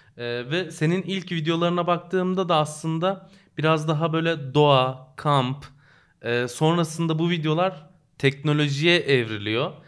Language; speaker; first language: Turkish; native; Turkish